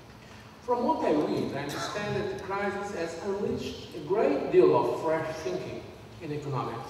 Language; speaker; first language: English; non-native, fluent; Portuguese